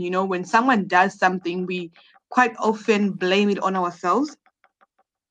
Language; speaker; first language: English; non-native, local second language; Shona